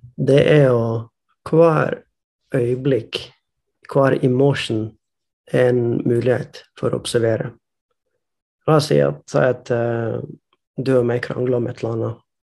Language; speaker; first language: Norwegian; non-native, fluent; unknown